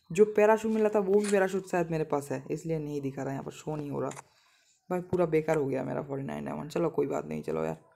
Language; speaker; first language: Hindi; non-native, local second language; Bangla